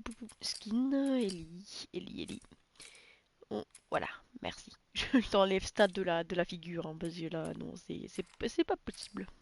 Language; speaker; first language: French; native; French